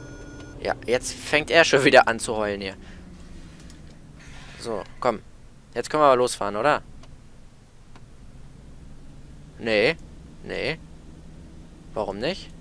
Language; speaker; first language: German; native; German